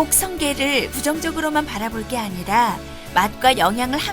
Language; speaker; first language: Korean; native; Korean